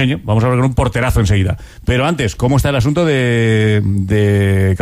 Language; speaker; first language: Spanish; native; Spanish